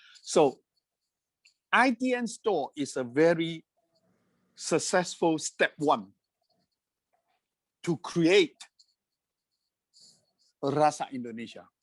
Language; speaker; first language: English; non-native, fluent; Cantonese